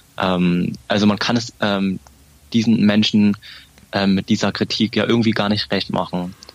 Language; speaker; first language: German; early bilingual, other home language; Vietnamese